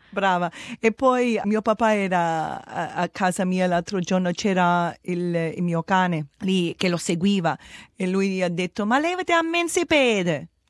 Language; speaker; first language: Italian; early bilingual, heritage; Italian